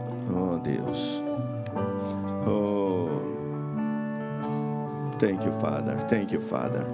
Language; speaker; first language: English; non-native, learner; Portuguese